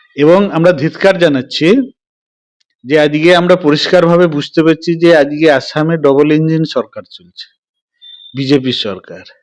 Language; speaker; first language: Bangla; non-native, local second language; Santali